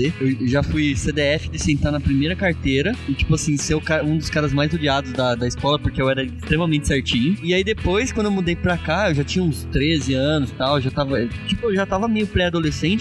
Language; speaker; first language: Portuguese; native; Portuguese